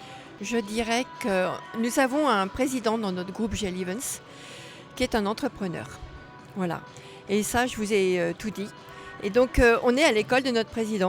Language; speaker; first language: French; native; French